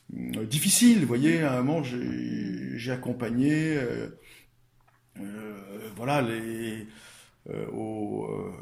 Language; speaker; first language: French; native; French